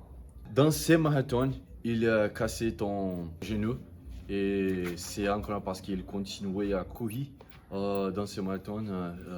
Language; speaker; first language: French; non-native, learner; Portuguese